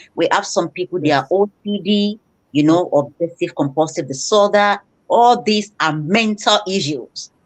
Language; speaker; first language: English; non-native, local second language; Yoruba